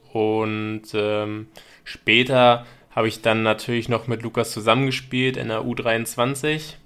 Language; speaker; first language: German; native; German